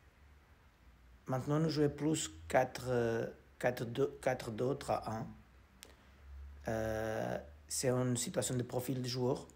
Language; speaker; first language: French; non-native, learner; Portuguese